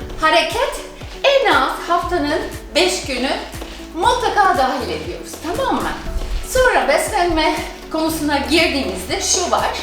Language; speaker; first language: Turkish; non-native, fluent; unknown